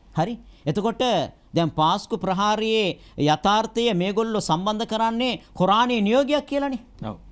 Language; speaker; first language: Sinhala; non-native, local second language; Tamil